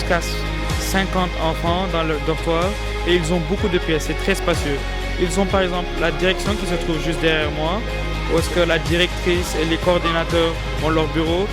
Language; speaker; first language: French; non-native, local second language; Wolof